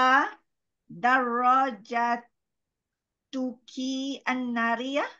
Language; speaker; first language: Arabic; non-native, learner; Malay